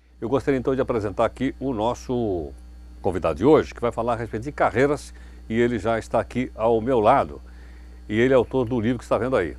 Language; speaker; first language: Portuguese; native; Portuguese